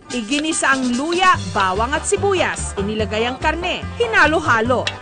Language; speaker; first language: Filipino; native; Filipino